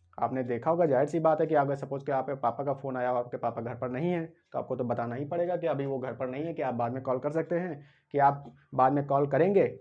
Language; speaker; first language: Hindi; native; Hindi